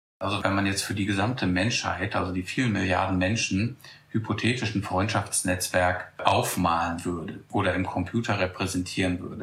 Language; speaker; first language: German; native; German